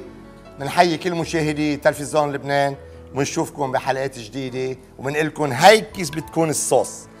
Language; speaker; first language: Arabic; native; Arabic